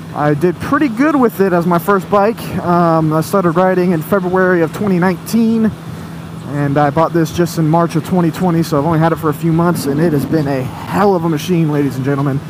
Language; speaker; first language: English; native; English